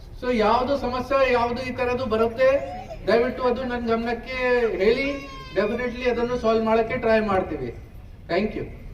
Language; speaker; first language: Kannada; non-native, local second language; Hindi